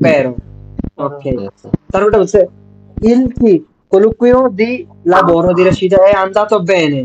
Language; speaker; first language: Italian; non-native, fluent; Bangla